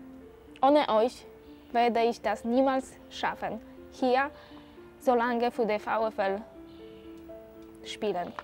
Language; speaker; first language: German; non-native, fluent; Polish